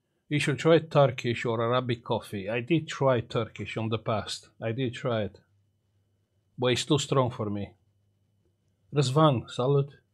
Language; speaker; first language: English; non-native, fluent; Romanian